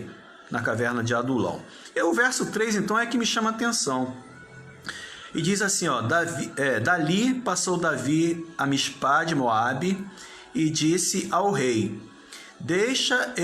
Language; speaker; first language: Portuguese; native; Portuguese